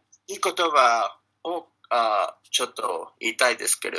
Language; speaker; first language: Japanese; non-native, learner; Spanish